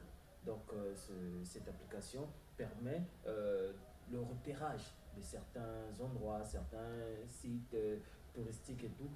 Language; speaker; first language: French; non-native, local second language; Lingala